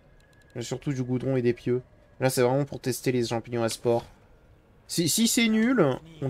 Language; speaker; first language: French; native; French